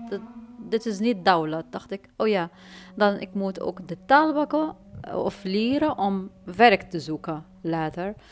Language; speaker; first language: Dutch; non-native, learner; Arabic